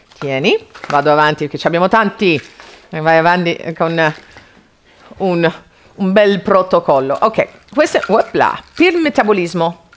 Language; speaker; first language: Italian; non-native, fluent; English